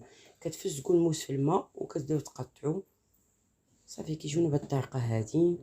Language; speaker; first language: Arabic; native; Arabic